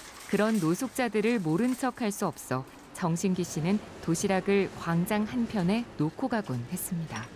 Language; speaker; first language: Korean; native; Korean